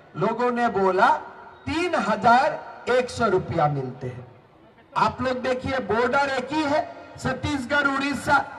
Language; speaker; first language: Hindi; non-native, local second language; Assamese